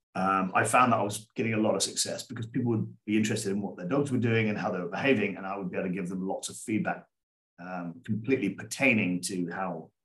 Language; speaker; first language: English; native; English